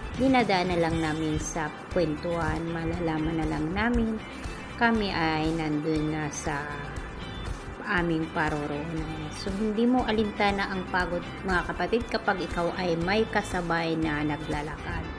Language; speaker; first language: Filipino; non-native, local second language; Bikol